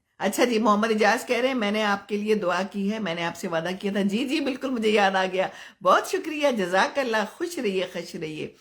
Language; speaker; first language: Urdu; non-native, local second language; Punjabi